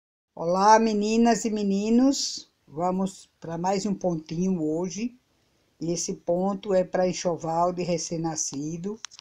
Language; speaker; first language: Portuguese; native; Portuguese